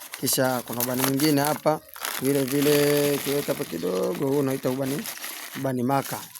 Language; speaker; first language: Swahili; native; Swahili